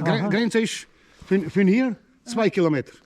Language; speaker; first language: German; non-native, learner; Albanian